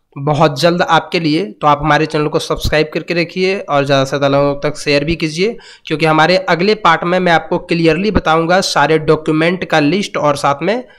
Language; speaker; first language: Hindi; native; Hindi